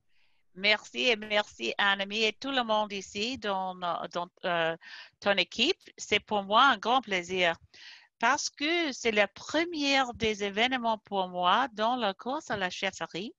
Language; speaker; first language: French; non-native, fluent; English